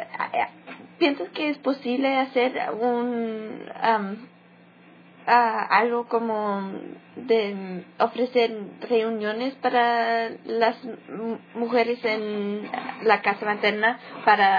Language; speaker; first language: Spanish; early bilingual, heritage; English